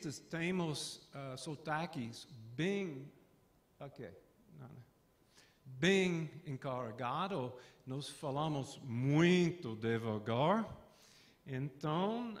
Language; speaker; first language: Portuguese; non-native, fluent; English